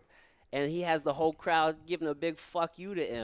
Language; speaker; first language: English; native; English